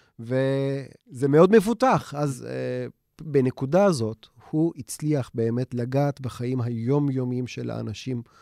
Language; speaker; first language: Hebrew; non-native, fluent; Turkish